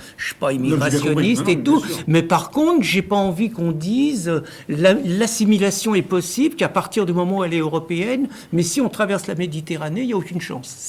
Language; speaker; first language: French; native; French